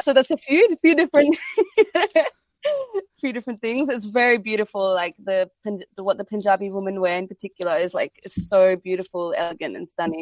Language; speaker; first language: English; native; English